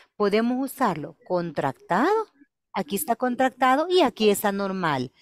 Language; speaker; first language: Spanish; native; Spanish